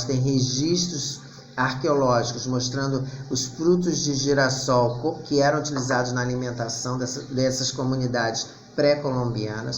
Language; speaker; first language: Portuguese; native; Portuguese